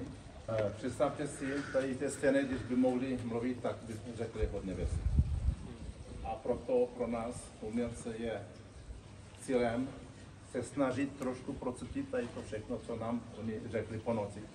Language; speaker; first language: Czech; non-native, fluent; Romanian